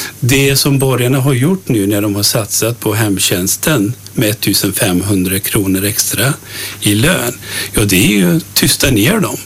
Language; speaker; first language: Swedish; early bilingual, other home language; Turkish